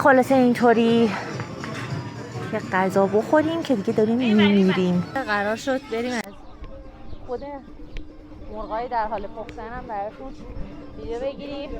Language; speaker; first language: Persian; native; Persian